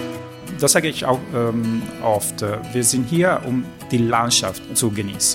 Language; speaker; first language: German; non-native, fluent; Italian